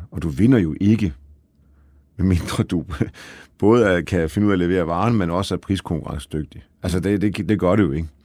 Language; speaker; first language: Danish; early bilingual, other home language; Polish